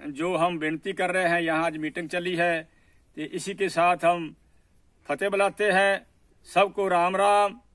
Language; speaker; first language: Hindi; native; Hindi